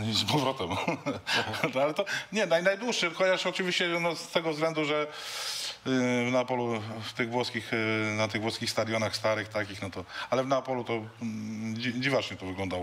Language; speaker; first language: Polish; native; Polish